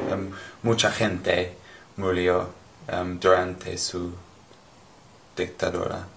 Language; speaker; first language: Spanish; non-native, learner; English